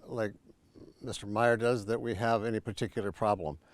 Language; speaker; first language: English; native; English